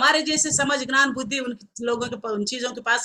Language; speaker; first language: Hindi; non-native, local second language; Telugu